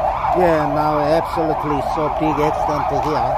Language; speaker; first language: English; non-native, learner; Korean